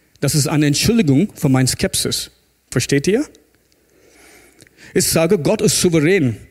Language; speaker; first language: German; non-native, fluent; English